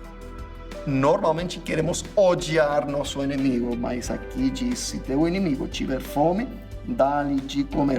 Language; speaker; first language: Portuguese; non-native, fluent; English